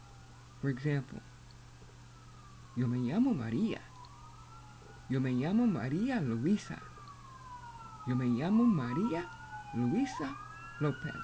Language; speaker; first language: Spanish; non-native, fluent; English